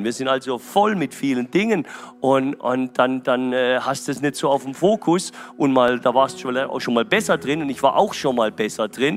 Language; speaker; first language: German; native; German